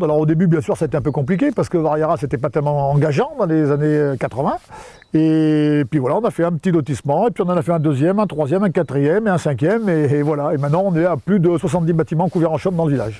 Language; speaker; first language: French; native; French